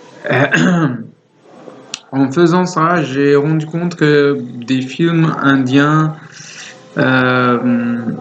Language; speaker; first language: French; non-native, learner; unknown